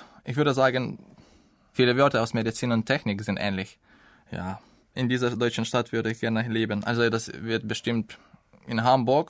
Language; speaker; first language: German; non-native, fluent; Russian